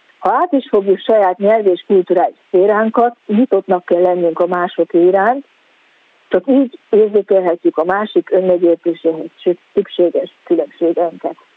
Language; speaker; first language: Hungarian; native; Hungarian